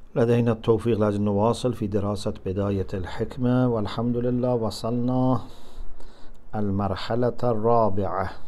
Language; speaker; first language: Arabic; non-native, fluent; Persian